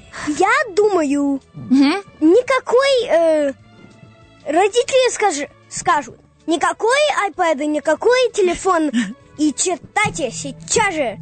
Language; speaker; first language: Russian; early bilingual, heritage; Russian